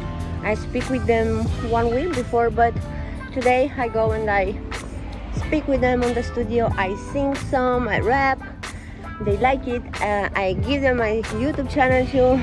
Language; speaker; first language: English; non-native, fluent; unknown